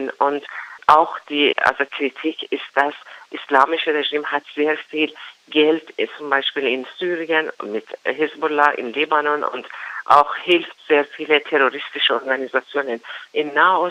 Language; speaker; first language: German; non-native, fluent; Persian